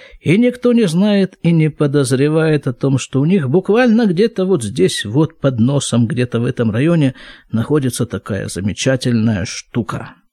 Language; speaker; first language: Russian; native; Russian